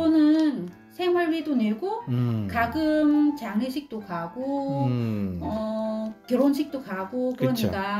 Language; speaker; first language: Korean; non-native, local second language; Vietnamese